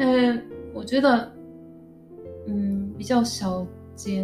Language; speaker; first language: Chinese; non-native, learner; Japanese